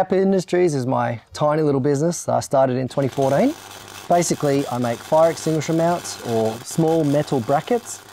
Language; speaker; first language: English; native; English